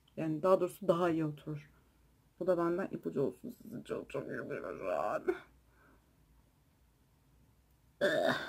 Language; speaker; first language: Turkish; native; Turkish